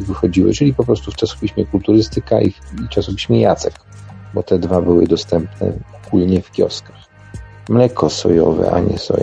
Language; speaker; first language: Polish; native; Polish